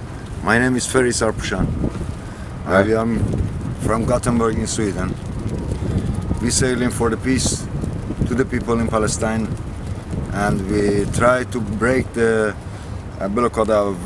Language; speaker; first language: English; non-native, learner; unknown